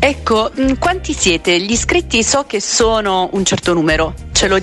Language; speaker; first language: Italian; native; Italian